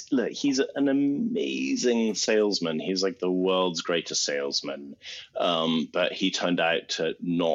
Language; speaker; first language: English; native; English